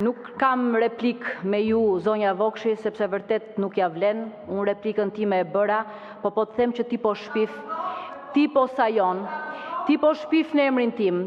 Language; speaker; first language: Albanian; native; Albanian